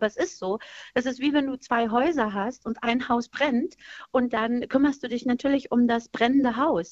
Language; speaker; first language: German; early bilingual, other home language; Persian